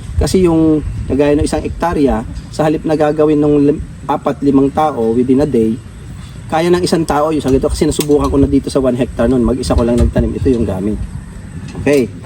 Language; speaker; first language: Filipino; native; Filipino